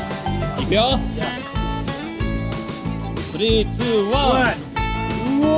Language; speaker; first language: Japanese; native; Japanese